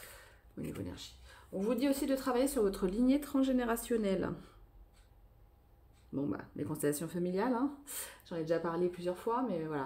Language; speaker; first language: French; native; French